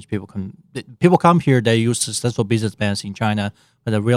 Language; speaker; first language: English; non-native, fluent; Chinese